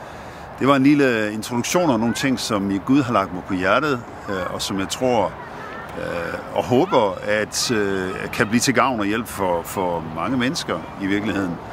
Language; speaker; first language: Danish; native; Danish